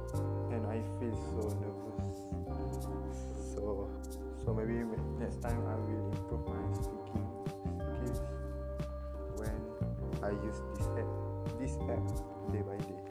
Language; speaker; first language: English; non-native, learner; Malay